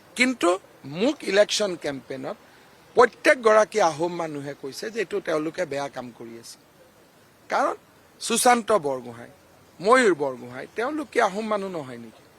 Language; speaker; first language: Assamese; native; Assamese